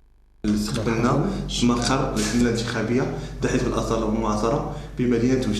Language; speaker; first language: Arabic; native; Arabic